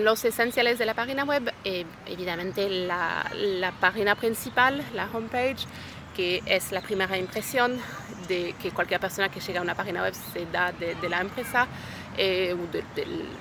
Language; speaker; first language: Spanish; non-native, fluent; French